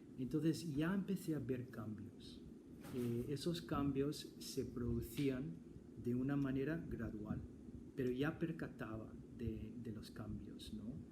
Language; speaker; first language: Spanish; non-native, fluent; English